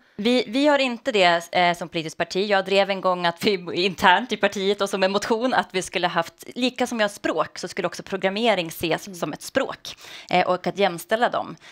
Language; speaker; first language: Swedish; native; Swedish